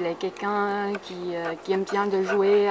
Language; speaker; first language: French; non-native, fluent; Chinese